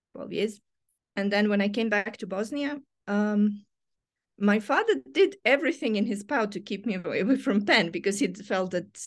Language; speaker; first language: English; non-native, fluent; Serbian